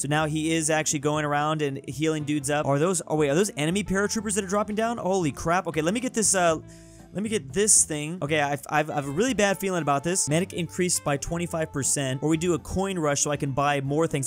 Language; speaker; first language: English; native; English